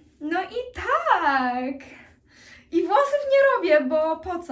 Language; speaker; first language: Polish; early bilingual, heritage; Polish